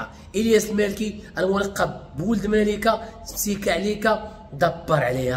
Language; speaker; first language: Arabic; native; Arabic